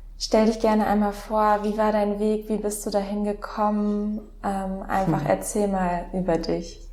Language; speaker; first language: German; native; German